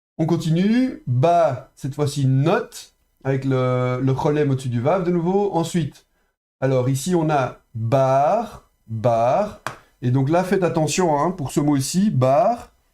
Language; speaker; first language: French; native; French